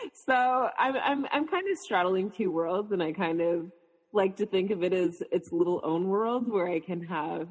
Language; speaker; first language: English; native; English